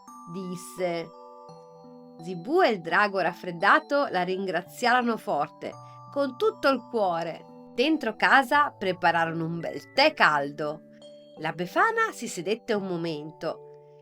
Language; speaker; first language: Italian; native; Italian